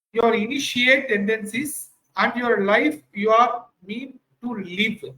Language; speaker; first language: English; non-native, local second language; Tamil